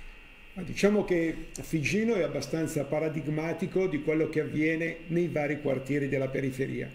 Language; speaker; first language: Italian; native; Italian